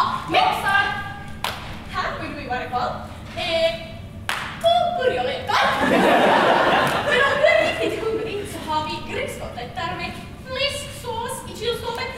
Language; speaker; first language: Swedish; native; Swedish